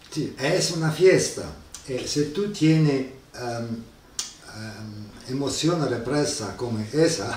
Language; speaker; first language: Spanish; non-native, learner; Italian